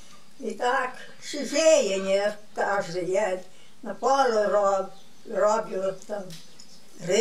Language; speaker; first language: Polish; early bilingual, heritage; Polish